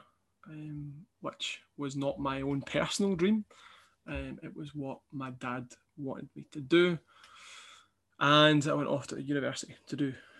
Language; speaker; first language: English; native; English